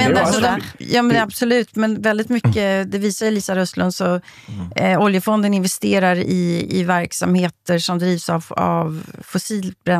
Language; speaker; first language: Swedish; native; Swedish